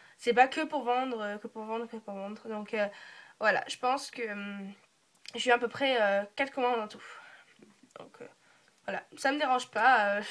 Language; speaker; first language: French; early bilingual, other home language; English